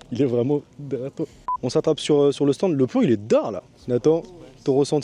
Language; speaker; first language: French; native; French